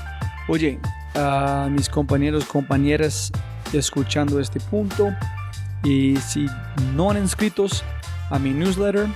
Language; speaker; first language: Spanish; non-native, fluent; English